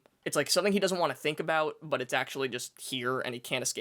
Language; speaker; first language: English; native; English